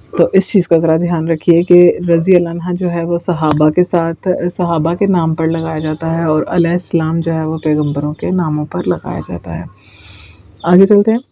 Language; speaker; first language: Urdu; native; Urdu